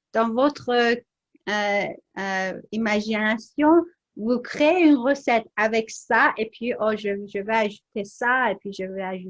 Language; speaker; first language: French; non-native, learner; English